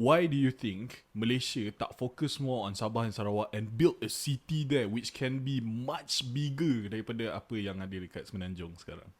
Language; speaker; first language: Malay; native; Malay